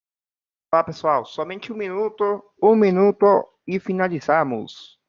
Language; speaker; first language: Portuguese; non-native, fluent; Spanish